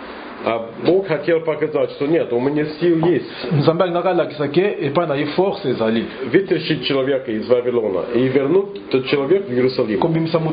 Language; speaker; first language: Russian; non-native, fluent; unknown